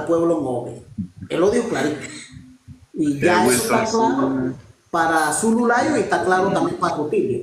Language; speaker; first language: Spanish; non-native, local second language; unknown